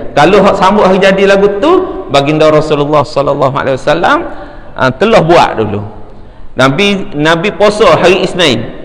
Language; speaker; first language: Malay; native; Malay